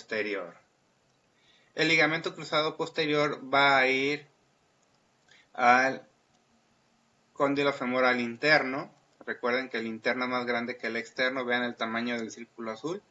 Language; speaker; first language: Spanish; native; Spanish